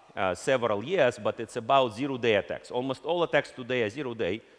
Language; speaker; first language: English; non-native, fluent; Russian